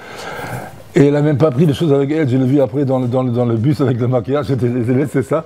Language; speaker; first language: French; non-native, fluent; German